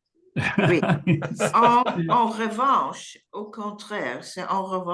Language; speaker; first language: French; non-native, learner; English